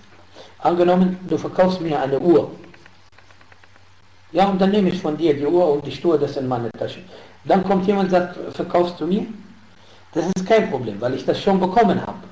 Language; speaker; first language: German; non-native, fluent; Arabic